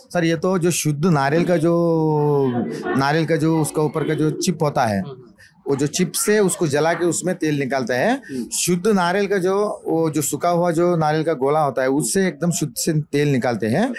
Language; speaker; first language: Hindi; non-native, local second language; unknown